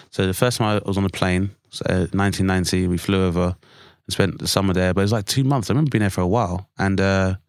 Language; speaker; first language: English; native; English